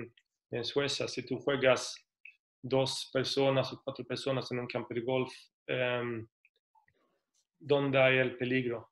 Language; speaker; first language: Spanish; non-native, fluent; Swedish